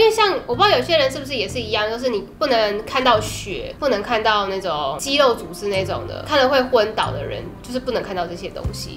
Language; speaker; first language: Chinese; native; Chinese